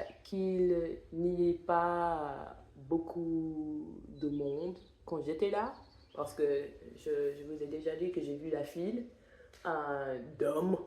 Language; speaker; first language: French; non-native, fluent; English